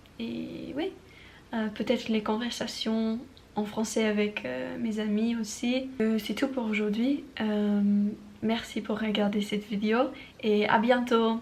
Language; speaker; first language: French; non-native, learner; English